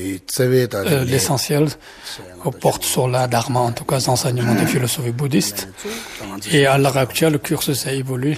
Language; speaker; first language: French; non-native, fluent; Tibetan